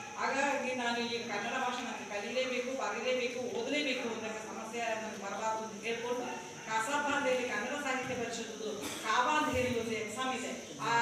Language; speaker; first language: Kannada; non-native, fluent; Tamil